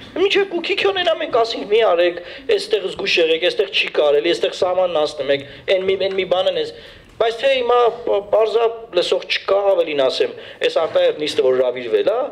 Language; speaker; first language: Armenian; native; Armenian